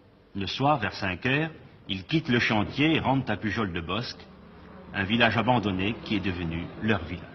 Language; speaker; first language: French; native; French